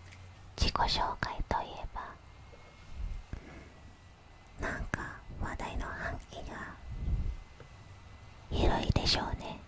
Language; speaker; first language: Japanese; non-native, fluent; Indonesian